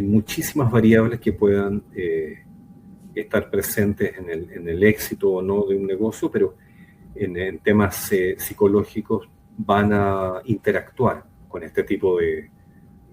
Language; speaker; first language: Spanish; native; Spanish